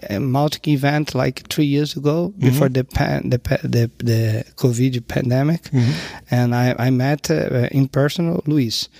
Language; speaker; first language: English; non-native, learner; Portuguese